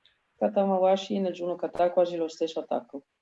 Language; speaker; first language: Italian; native; Italian